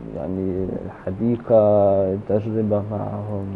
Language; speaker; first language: Arabic; non-native, learner; German